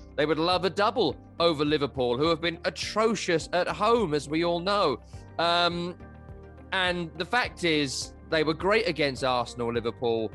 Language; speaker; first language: English; native; English